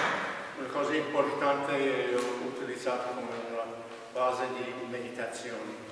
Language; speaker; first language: Italian; non-native, fluent; English